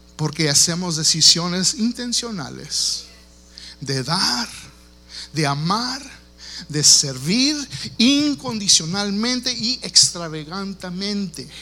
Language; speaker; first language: Spanish; early bilingual, heritage; Spanish